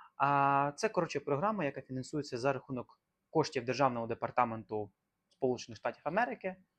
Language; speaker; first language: Ukrainian; native; Ukrainian